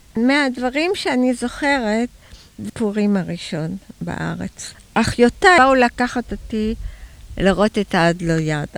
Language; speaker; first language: Hebrew; early bilingual, other home language; German